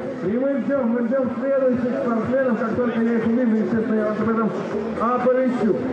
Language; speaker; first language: Russian; native; Russian